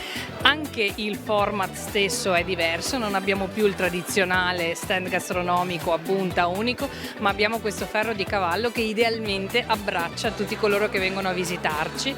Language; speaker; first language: Italian; native; Italian